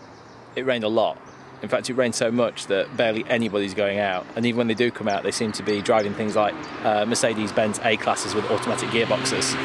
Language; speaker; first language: English; native; English